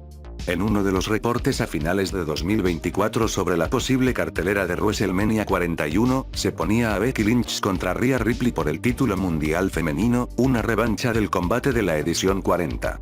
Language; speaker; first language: Spanish; native; Spanish